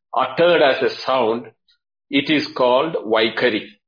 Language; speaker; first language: English; non-native, local second language; Tamil